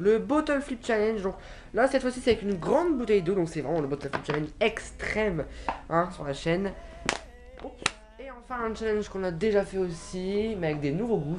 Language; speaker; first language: French; native; French